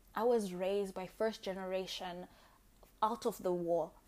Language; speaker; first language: English; non-native, local second language; Shona